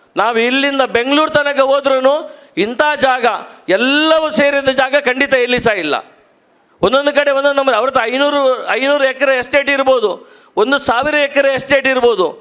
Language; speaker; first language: Kannada; non-native, local second language; Tulu